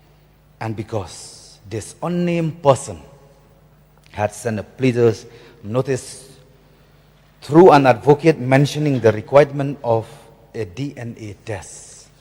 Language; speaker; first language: English; non-native, local second language; Khasi